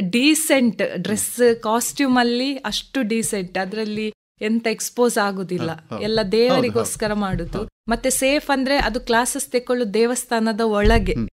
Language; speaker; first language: Kannada; native; Kannada